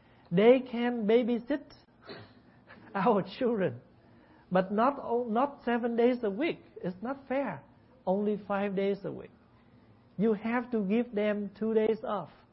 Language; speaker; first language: English; non-native, fluent; Vietnamese